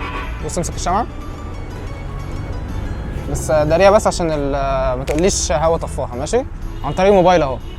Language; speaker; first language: Arabic; native; Arabic